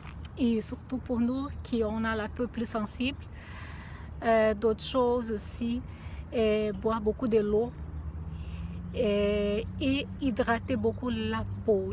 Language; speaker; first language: French; non-native, fluent; Portuguese